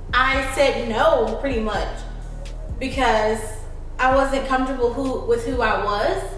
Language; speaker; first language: English; native; English